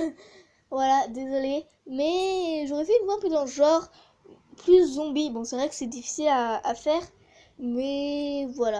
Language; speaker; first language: French; native; French